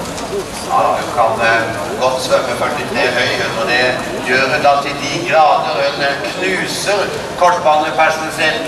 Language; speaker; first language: Norwegian; native; Norwegian